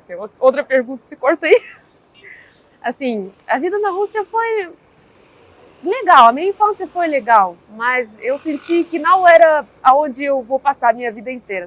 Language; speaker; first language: Portuguese; non-native, fluent; Russian